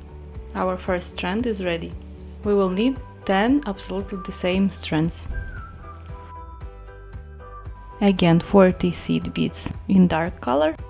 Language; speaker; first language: English; non-native, fluent; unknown